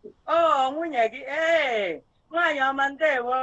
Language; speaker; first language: Igbo; native; Igbo